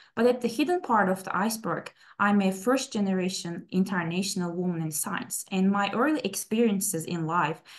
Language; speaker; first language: English; non-native, fluent; Turkish